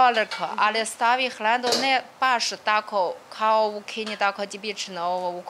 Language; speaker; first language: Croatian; non-native, learner; Chinese